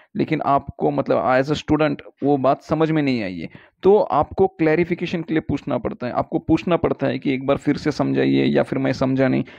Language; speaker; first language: Hindi; native; Hindi